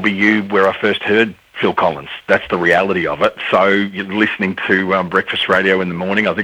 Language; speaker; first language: English; native; English